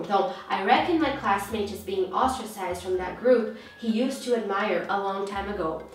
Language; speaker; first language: English; non-native, fluent; Portuguese